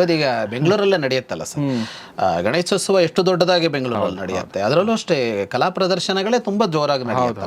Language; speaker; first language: Kannada; native; Kannada